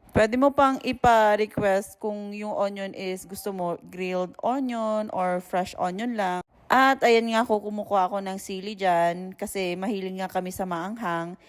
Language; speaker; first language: Filipino; native; Filipino